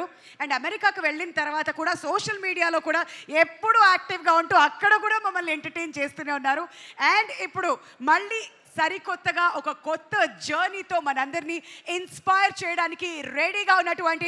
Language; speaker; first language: Telugu; native; Telugu